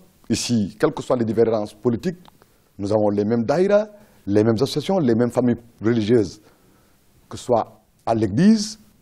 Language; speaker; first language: French; non-native, local second language; Wolof